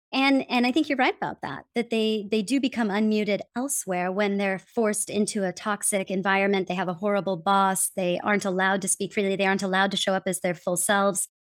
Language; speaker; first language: English; native; English